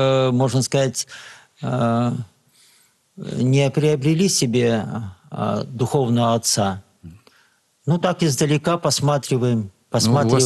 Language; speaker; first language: Russian; native; Russian